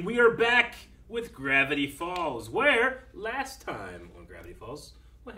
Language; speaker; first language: English; native; English